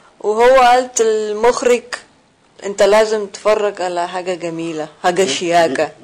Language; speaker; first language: Arabic; non-native, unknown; Russian